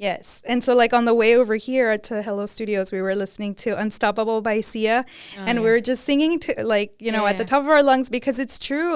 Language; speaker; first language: English; early bilingual, other home language; Spanish